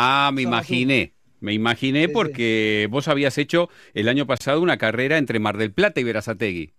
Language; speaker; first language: Spanish; native; Spanish